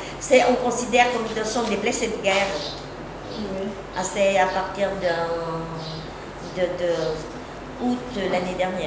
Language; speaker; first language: French; non-native, fluent; Vietnamese